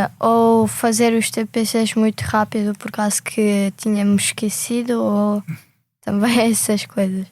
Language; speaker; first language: Portuguese; early bilingual, other home language; Ukrainian